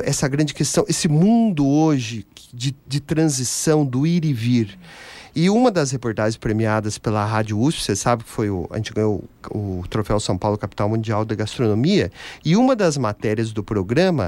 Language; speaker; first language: Portuguese; native; Portuguese